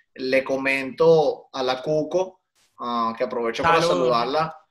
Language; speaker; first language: Spanish; native; Spanish